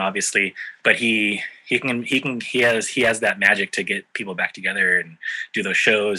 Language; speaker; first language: English; native; English